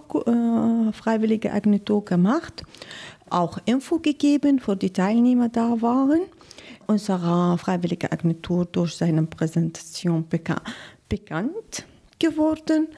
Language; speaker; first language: German; non-native, learner; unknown